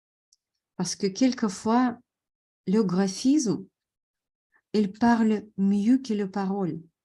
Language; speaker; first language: French; non-native, fluent; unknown